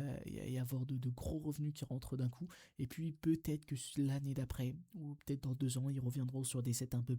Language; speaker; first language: French; native; French